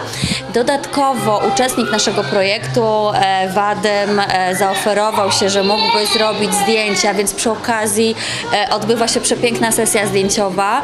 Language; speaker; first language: Polish; native; Polish